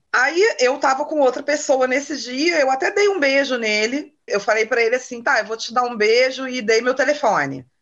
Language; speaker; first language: Portuguese; native; Portuguese